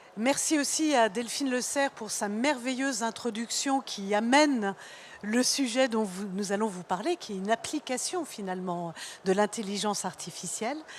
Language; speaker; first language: French; native; French